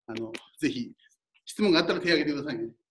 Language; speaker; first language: Japanese; native; Japanese